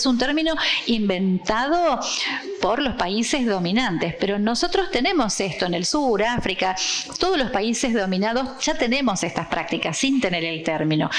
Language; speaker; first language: Spanish; non-native, fluent; Portuguese